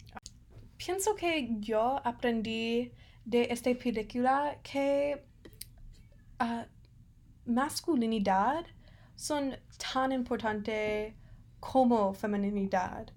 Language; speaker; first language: Spanish; non-native, learner; English